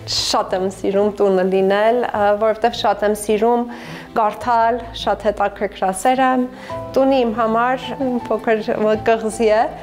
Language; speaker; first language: Armenian; early bilingual, heritage; Armenian